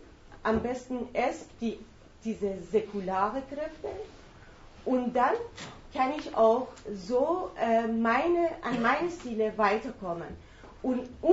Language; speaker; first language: German; non-native, fluent; Persian